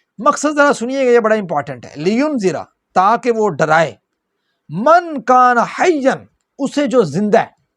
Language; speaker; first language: Urdu; non-native, local second language; Punjabi